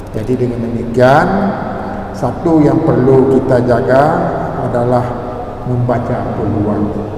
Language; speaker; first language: Malay; non-native, local second language; Achinese